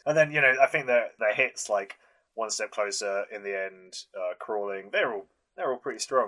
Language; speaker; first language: English; native; English